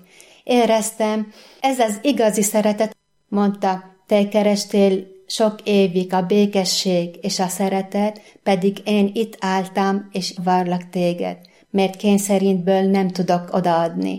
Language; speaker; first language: Hungarian; non-native, learner; Arabic